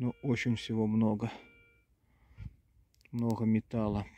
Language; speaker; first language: Russian; native; Russian